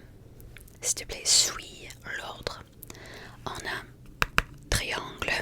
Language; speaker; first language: French; non-native, fluent; English